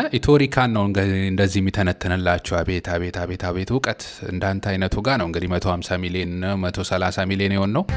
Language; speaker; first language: Amharic; native; Amharic